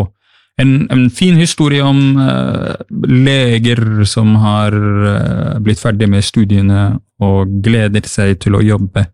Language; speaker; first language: Norwegian; non-native, fluent; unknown